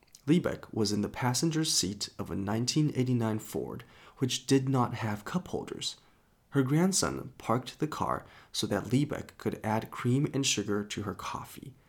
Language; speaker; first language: English; non-native, fluent; Chinese